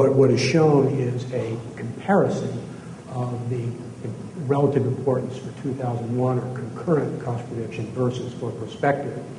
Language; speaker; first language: English; native; English